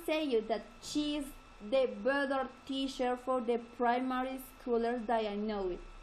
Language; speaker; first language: English; non-native, learner; Spanish